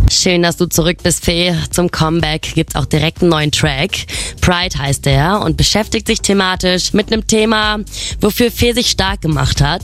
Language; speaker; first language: German; native; German